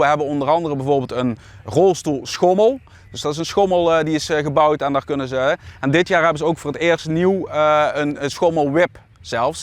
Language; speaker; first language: Dutch; native; Dutch